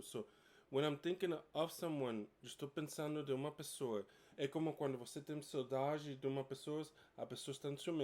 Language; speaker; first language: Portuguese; non-native, fluent; English